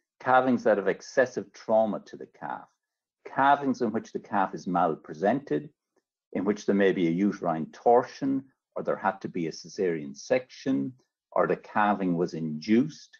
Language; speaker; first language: English; native; English